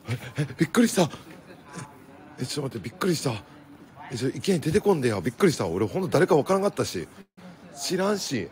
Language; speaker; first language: Japanese; native; Japanese